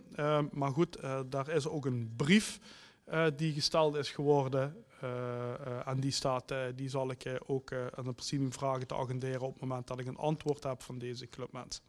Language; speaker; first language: Dutch; native; Dutch